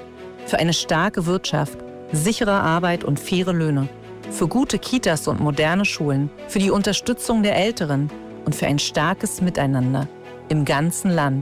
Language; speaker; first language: German; native; German